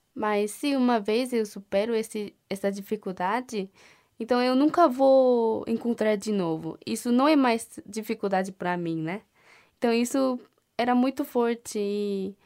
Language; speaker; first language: Portuguese; non-native, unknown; Korean